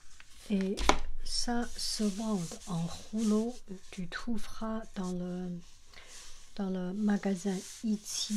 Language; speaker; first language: French; non-native, learner; Chinese